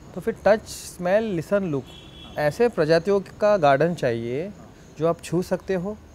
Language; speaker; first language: Hindi; non-native, local second language; Marathi